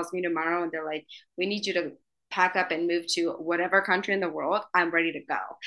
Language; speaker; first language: English; native; English